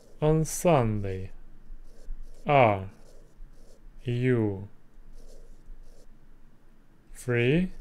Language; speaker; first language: English; non-native, learner; Russian